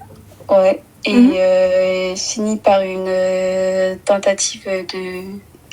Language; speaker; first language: French; early bilingual, other home language; Arabic